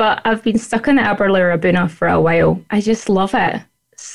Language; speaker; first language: English; native; English